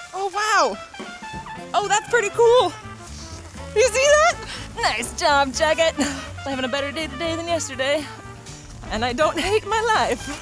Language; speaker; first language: English; native; English